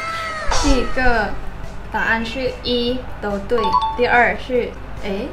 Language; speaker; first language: Chinese; non-native, fluent; Thai